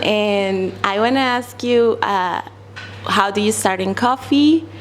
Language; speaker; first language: English; non-native, fluent; Spanish